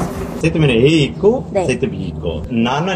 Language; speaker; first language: Korean; non-native, fluent; Nepali